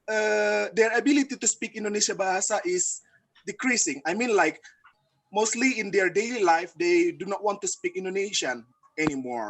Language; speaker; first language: English; non-native, fluent; Indonesian